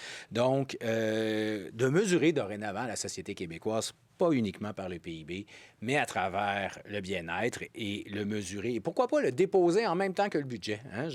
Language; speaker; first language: French; native; French